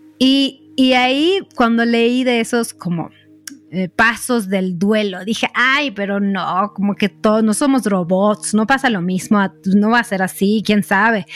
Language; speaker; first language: Spanish; non-native, fluent; Swedish